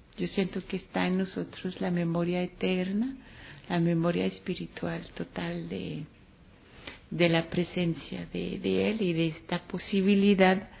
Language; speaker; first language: Spanish; non-native, fluent; French